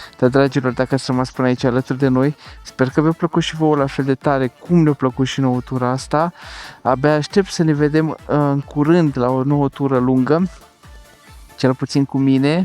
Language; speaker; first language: Romanian; native; Romanian